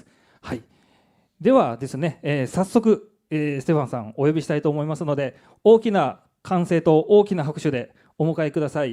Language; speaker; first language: Japanese; native; Japanese